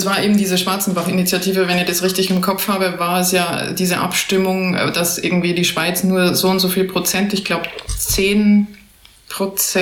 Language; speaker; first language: German; native; German